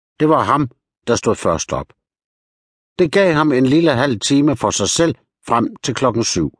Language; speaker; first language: Danish; native; Danish